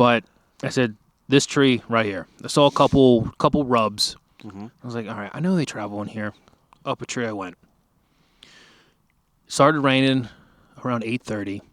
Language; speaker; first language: English; native; English